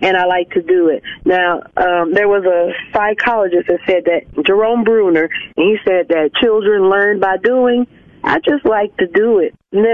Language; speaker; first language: English; native; English